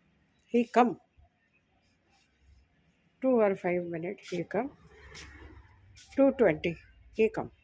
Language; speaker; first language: English; non-native, learner; Hindi